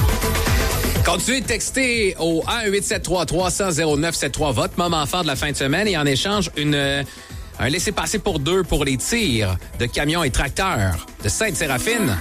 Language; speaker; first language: French; native; French